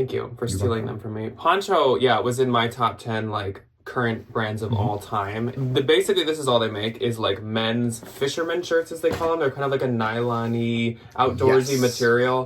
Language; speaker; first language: English; native; English